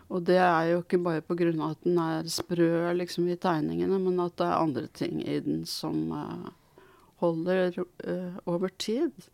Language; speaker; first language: Norwegian; early bilingual, other home language; Swedish